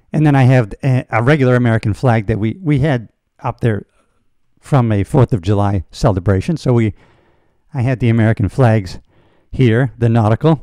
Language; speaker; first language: English; native; English